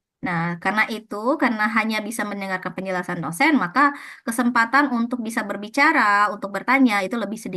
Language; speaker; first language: Indonesian; non-native, fluent; Japanese